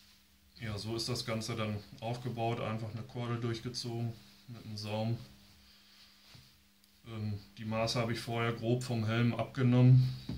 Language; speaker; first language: German; native; German